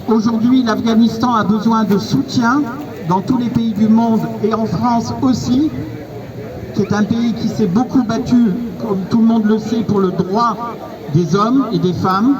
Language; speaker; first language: French; non-native, fluent; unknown